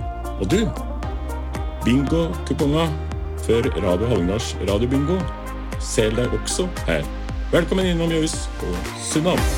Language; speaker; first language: Norwegian; native; Norwegian